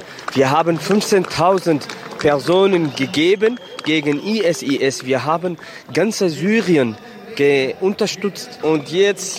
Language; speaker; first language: German; non-native, learner; Kurdish